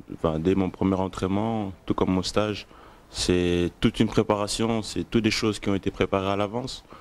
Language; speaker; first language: French; native; French